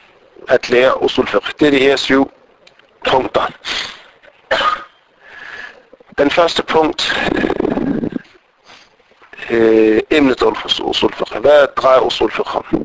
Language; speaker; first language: Danish; non-native, fluent; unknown